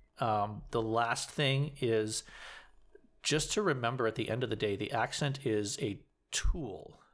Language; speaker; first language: English; native; English